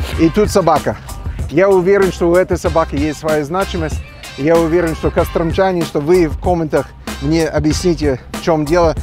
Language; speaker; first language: Russian; non-native, fluent; English